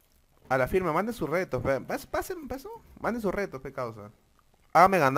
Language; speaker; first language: Spanish; native; Spanish